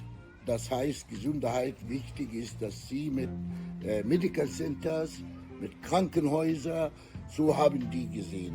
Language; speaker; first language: German; non-native, fluent; Arabic